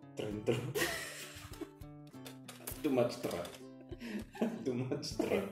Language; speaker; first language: English; non-native, fluent; Italian